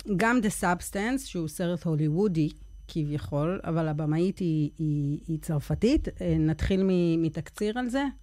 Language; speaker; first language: Hebrew; native; Hebrew